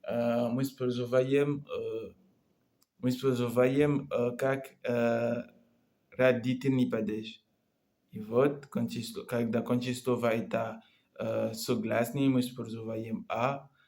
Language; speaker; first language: Russian; non-native, learner; Comorian